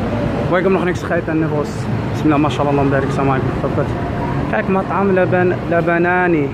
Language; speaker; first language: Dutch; early bilingual, other home language; Arabic